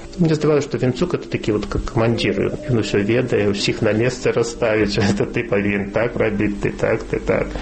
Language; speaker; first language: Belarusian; non-native, local second language; Russian